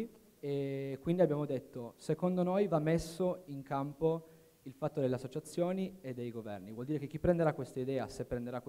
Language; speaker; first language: Italian; native; Italian